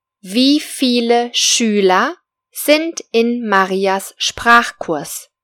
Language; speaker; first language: German; non-native, fluent; Spanish